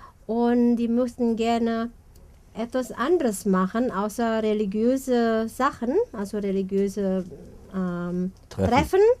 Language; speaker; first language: German; non-native, fluent; Indonesian